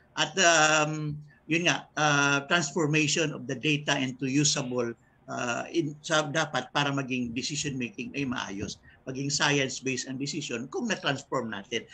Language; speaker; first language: Filipino; native; Filipino